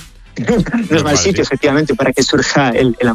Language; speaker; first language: Spanish; native; Spanish